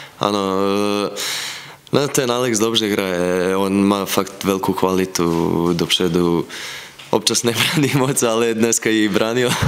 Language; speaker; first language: Czech; non-native, fluent; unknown